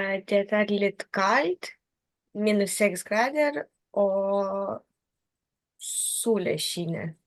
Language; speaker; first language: Norwegian; non-native, learner; Lithuanian